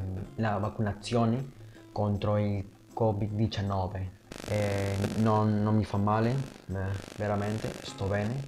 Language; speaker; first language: Italian; non-native, learner; Spanish